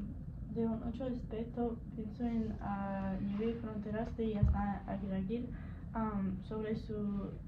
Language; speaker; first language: Spanish; non-native, learner; English